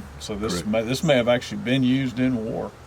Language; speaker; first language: English; native; English